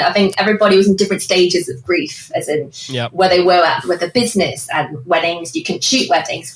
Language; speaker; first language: English; native; English